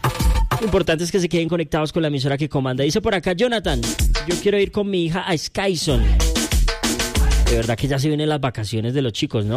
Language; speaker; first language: Spanish; native; Spanish